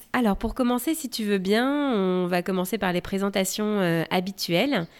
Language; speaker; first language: French; native; French